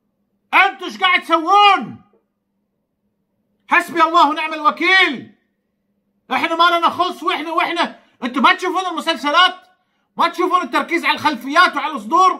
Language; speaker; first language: Arabic; native; Arabic